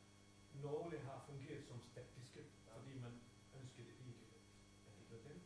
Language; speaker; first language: Danish; non-native, fluent; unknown